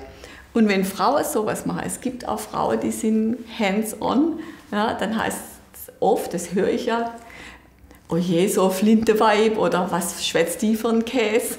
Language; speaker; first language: German; native; German